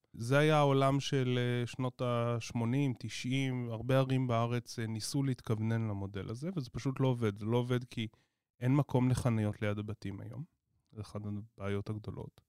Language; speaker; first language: Hebrew; native; Hebrew